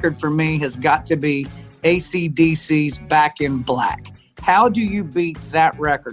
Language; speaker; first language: English; native; English